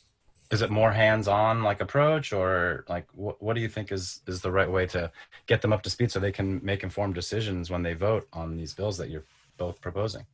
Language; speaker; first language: English; native; English